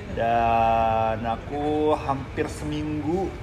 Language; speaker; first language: Indonesian; non-native, fluent; Japanese